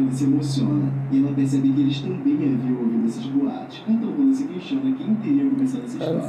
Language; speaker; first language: Portuguese; native; Portuguese